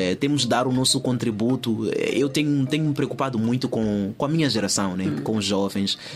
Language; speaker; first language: Portuguese; native; Portuguese